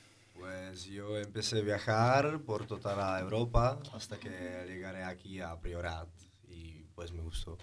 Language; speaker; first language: Spanish; non-native, learner; Czech